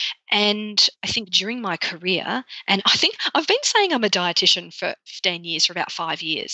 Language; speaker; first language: English; native; English